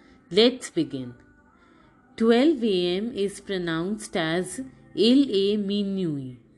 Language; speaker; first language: English; non-native, local second language; Hindi